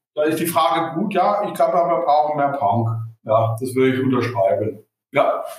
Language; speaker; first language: German; native; German